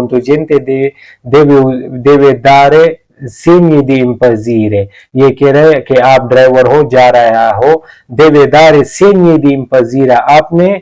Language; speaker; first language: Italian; non-native, learner; Urdu